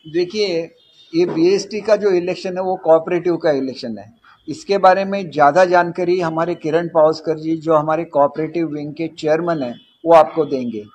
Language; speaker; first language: Hindi; non-native, local second language; Marathi